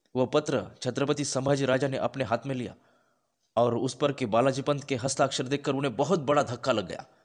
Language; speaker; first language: Hindi; non-native, local second language; Marathi